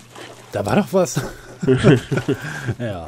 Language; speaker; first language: German; native; German